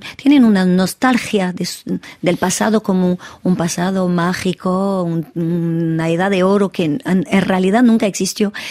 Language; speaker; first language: Spanish; early bilingual, heritage; French